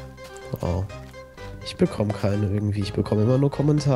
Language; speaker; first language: German; native; German